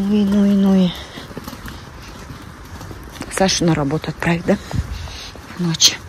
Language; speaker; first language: Russian; native; Russian